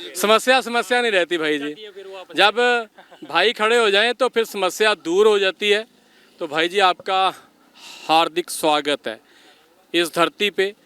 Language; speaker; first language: Hindi; non-native, local second language; Punjabi